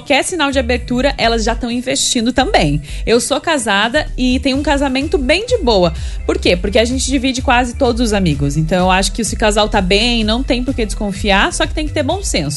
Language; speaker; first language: Portuguese; native; Portuguese